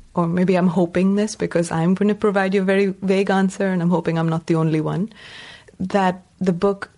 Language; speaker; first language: English; non-native, local second language; Tamil